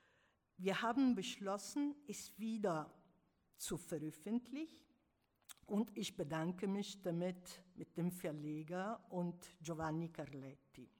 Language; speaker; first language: German; non-native, fluent; Italian